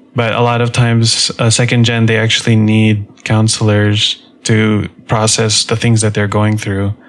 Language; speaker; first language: English; native; English